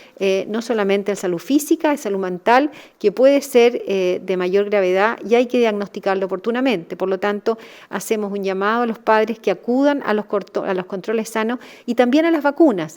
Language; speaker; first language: Spanish; native; Spanish